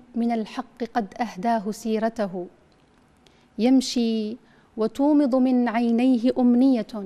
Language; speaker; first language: Arabic; native; Arabic